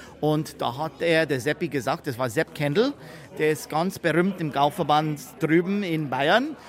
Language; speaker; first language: German; early bilingual, heritage; German